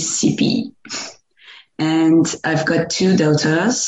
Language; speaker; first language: English; non-native, fluent; French